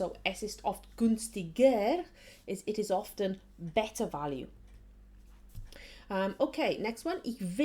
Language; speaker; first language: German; non-native, fluent; English